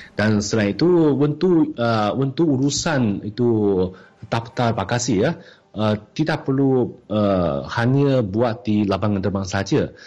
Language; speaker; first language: Malay; non-native, fluent; Chinese